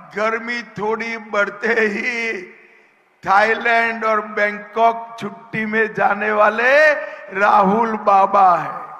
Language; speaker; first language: Hindi; non-native, local second language; Gujarati